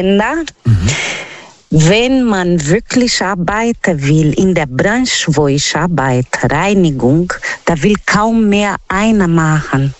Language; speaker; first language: German; non-native, learner; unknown